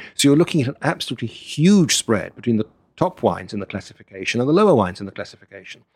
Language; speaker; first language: English; native; English